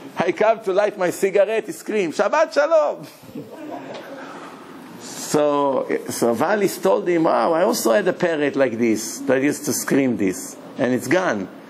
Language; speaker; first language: English; non-native, fluent; Hebrew